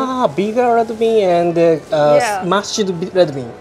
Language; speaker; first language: English; non-native, learner; Japanese